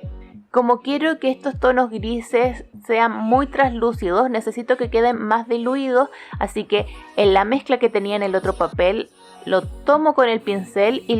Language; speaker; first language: Spanish; native; Spanish